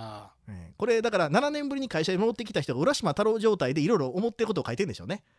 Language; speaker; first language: Japanese; native; Japanese